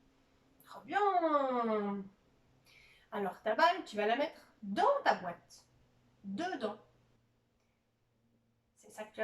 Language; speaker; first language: French; native; French